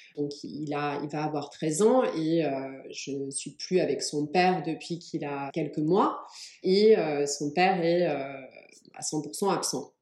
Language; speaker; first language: French; early bilingual, other home language; English